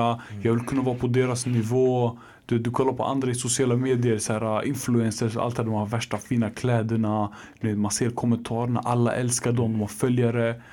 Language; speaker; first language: Swedish; early bilingual, other home language; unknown